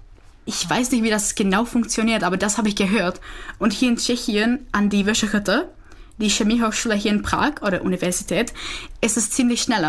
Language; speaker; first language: German; non-native, learner; Czech